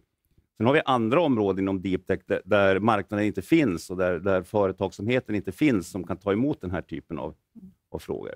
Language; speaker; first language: Swedish; native; Swedish